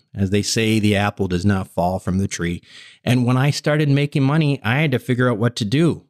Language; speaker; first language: English; native; English